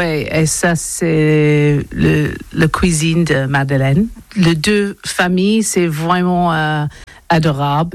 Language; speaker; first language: French; non-native, learner; English